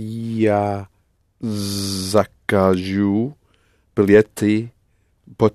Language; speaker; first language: Russian; non-native, learner; English